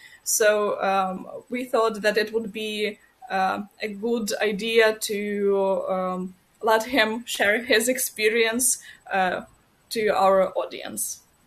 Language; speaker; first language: English; non-native, fluent; Ukrainian